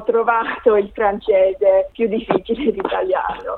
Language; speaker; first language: Italian; non-native, learner; English